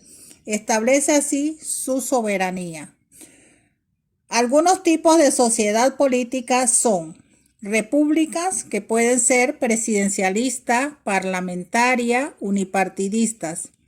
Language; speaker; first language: Spanish; native; Spanish